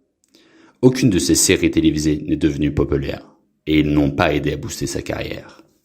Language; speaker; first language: French; non-native, local second language; Haitian Creole